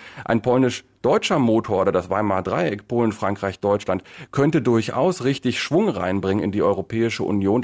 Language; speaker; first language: German; native; German